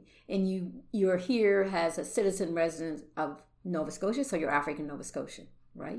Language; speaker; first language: English; native; English